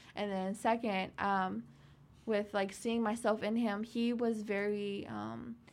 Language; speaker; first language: English; native; English